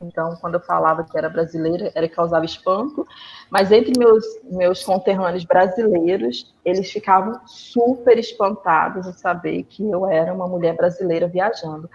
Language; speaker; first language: Portuguese; native; Portuguese